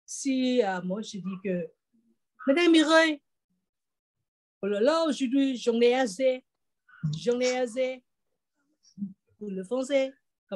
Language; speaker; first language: French; non-native, fluent; Thai